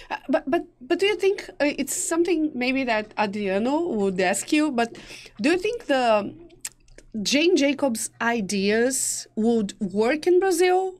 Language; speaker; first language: English; non-native, fluent; Portuguese